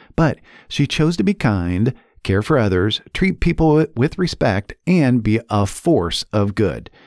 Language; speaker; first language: English; native; English